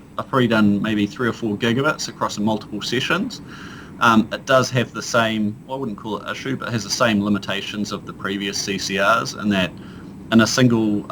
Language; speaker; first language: English; native; English